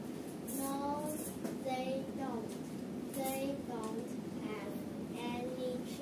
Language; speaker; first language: English; non-native, learner; Chinese